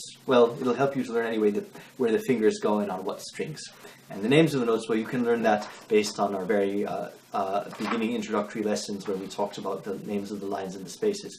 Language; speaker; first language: English; native; English